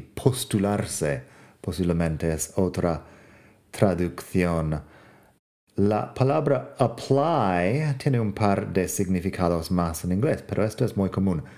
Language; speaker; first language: Spanish; non-native, fluent; English